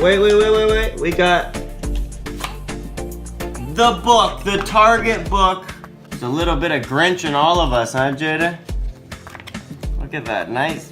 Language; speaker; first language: English; native; English